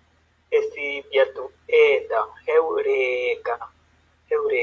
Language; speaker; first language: Greek; non-native, learner; Spanish